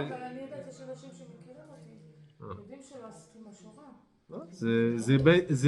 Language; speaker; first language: Hebrew; non-native, fluent; French